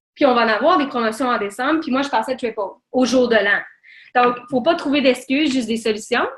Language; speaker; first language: French; native; French